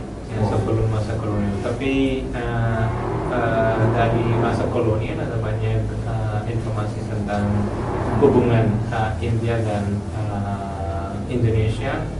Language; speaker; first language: Indonesian; non-native, learner; Malayalam